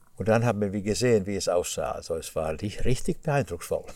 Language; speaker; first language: German; non-native, fluent; Finnish